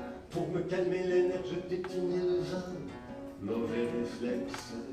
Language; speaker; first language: French; native; French